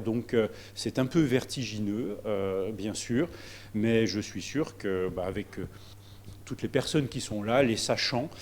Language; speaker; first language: French; native; French